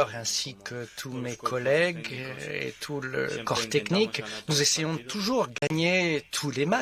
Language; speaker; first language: French; non-native, fluent; Spanish